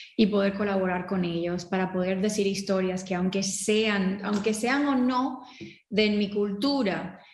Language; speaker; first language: Spanish; early bilingual, heritage; Spanish